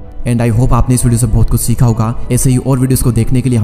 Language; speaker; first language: Hindi; native; Hindi